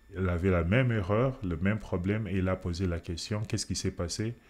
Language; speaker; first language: French; non-native, local second language; Lingala